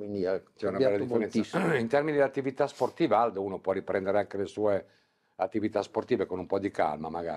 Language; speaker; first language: Italian; native; Italian